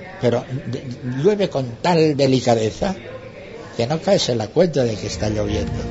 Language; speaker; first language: Spanish; non-native, local second language; Basque